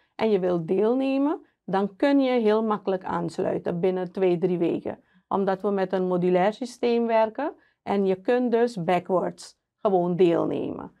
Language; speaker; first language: Dutch; native; Dutch